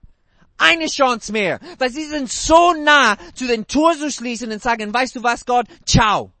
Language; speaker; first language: German; non-native, fluent; English